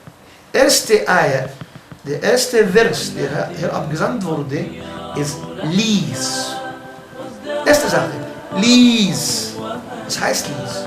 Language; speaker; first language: German; non-native, fluent; Arabic